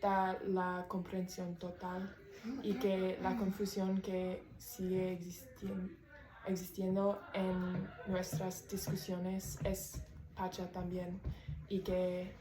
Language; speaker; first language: Spanish; non-native, learner; English